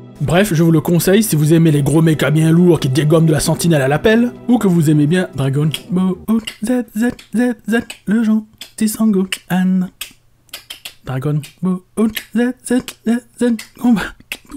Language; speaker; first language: French; native; French